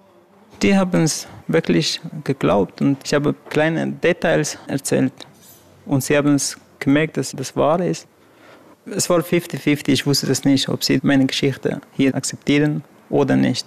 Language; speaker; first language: German; non-native, fluent; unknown